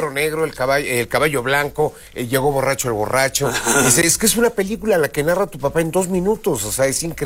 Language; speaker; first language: Spanish; native; Spanish